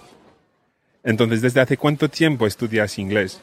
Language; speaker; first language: Spanish; non-native, fluent; English